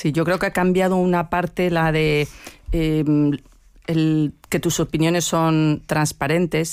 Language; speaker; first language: Spanish; native; Spanish